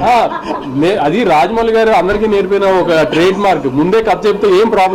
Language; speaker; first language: Telugu; native; Telugu